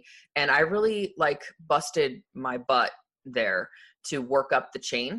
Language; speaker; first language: English; native; English